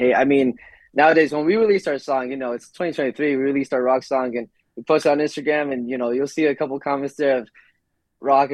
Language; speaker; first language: English; native; English